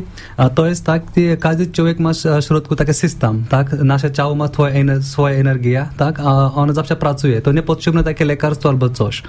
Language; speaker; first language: Polish; non-native, learner; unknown